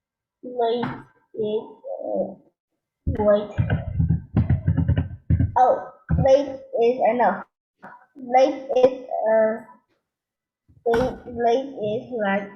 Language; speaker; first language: English; non-native, learner; Vietnamese